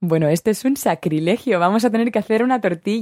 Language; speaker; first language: Spanish; native; Spanish